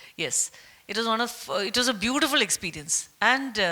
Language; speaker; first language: English; non-native, local second language; Malayalam